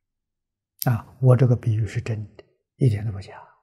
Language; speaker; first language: Chinese; native; Chinese